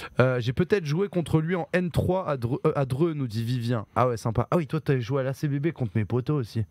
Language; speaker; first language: French; native; French